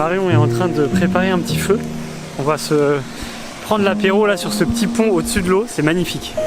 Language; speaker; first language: French; native; French